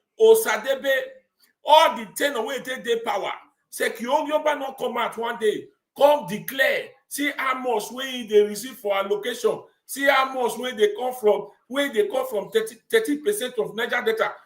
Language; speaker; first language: Nigerian Pidgin; non-native, local second language; Bini